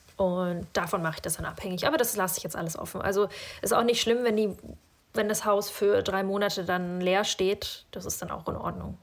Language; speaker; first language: German; early bilingual, other home language; Russian